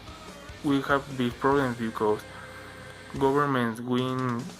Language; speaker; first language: English; non-native, learner; Spanish